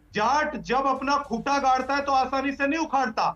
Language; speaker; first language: Hindi; native; Hindi